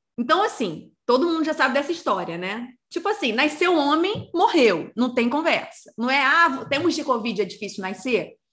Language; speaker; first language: Portuguese; native; Portuguese